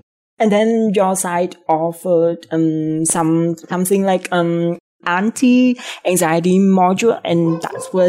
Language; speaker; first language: English; non-native, fluent; Vietnamese